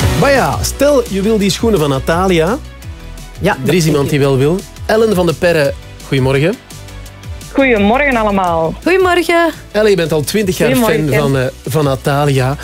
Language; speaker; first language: Dutch; native; Dutch